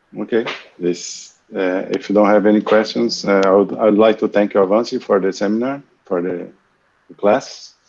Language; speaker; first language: English; non-native, fluent; Portuguese